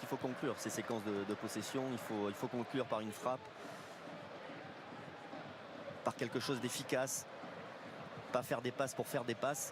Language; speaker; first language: French; native; French